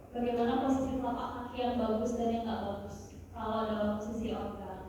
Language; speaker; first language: Indonesian; native; Indonesian